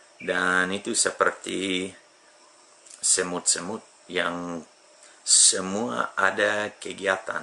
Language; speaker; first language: Indonesian; non-native, fluent; English